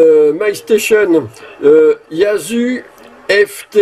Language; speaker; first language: English; non-native, learner; French